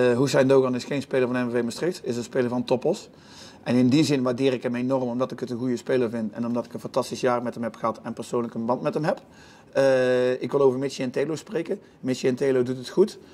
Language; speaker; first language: Dutch; native; Dutch